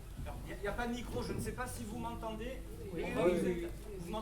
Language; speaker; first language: French; native; French